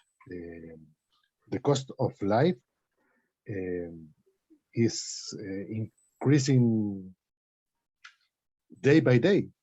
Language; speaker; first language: English; non-native, learner; Spanish